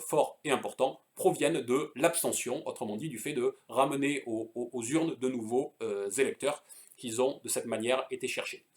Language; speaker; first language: French; native; French